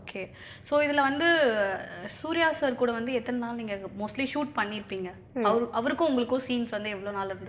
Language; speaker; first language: Tamil; native; Tamil